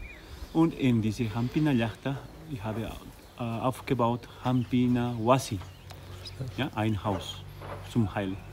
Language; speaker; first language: German; non-native, learner; Spanish